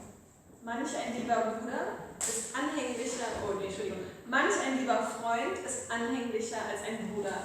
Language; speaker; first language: German; native; German